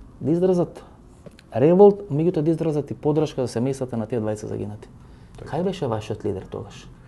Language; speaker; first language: Macedonian; non-native, local second language; Albanian